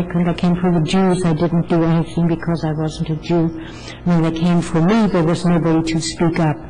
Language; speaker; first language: English; non-native, fluent; German